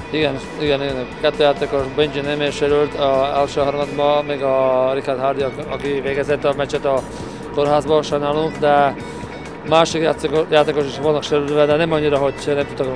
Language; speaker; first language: Hungarian; non-native, learner; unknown